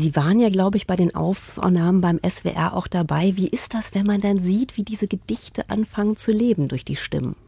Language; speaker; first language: German; native; German